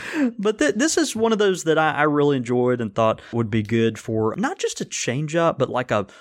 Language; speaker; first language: English; native; English